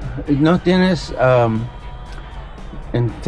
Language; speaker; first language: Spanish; early bilingual, heritage; English